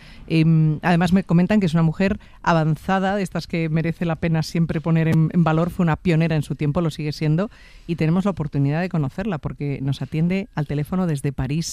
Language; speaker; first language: Spanish; native; Spanish